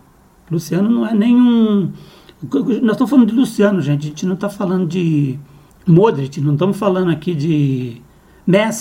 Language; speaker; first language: Portuguese; native; Portuguese